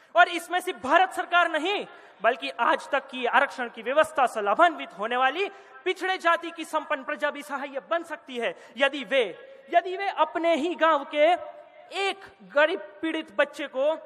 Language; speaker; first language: Hindi; non-native, local second language; Gujarati